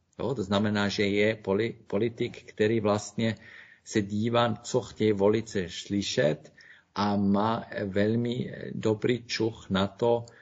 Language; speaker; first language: Czech; non-native, fluent; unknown